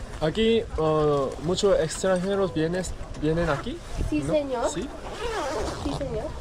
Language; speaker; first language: Spanish; non-native, learner; Korean